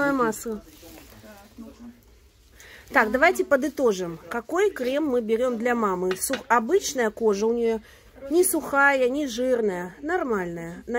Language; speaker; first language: Russian; native; Russian